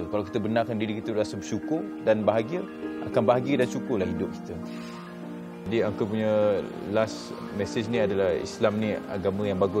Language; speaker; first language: Malay; native; Malay